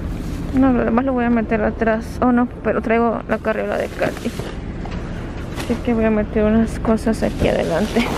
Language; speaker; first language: Spanish; native; Spanish